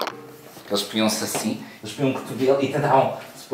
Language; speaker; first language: Portuguese; native; Portuguese